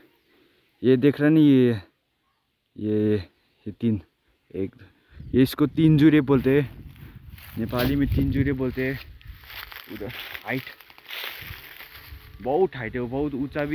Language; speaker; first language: Hindi; non-native, local second language; Nepali